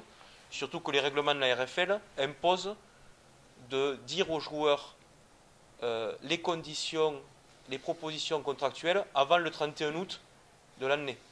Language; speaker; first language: French; native; French